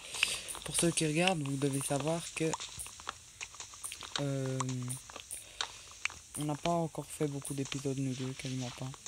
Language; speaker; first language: French; native; French